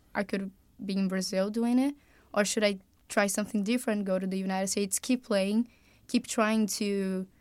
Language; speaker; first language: English; non-native, fluent; Portuguese